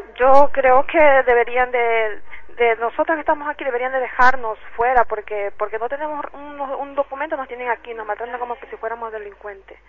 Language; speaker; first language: Spanish; native; Spanish